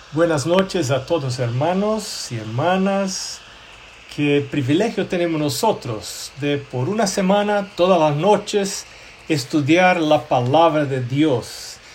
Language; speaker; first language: Spanish; non-native, fluent; Portuguese